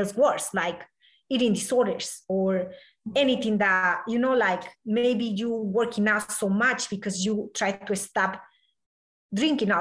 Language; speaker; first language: English; non-native, learner; Spanish